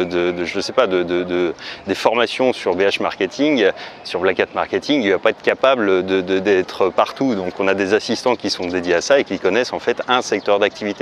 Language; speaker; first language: French; native; French